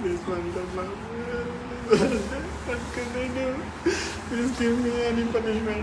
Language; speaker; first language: English; non-native, learner; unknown